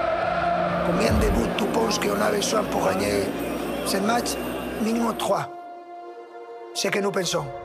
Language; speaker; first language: French; non-native, fluent; Spanish